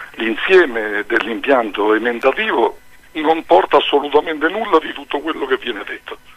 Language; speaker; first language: Italian; native; Italian